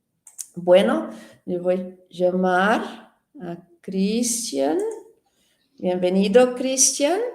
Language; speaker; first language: Spanish; non-native, fluent; Portuguese